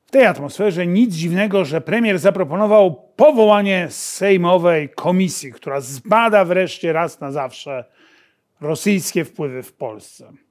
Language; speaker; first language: Polish; native; Polish